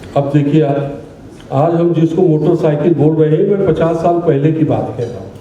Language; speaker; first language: Hindi; native; Hindi